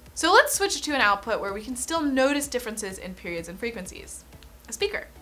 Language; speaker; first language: English; native; English